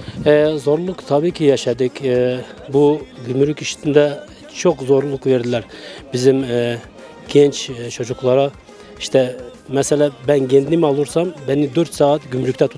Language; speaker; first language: Turkish; early bilingual, heritage; Turkish